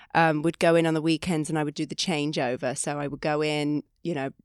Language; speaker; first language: English; native; English